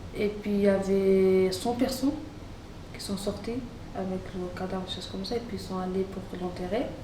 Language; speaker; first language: French; non-native, fluent; Arabic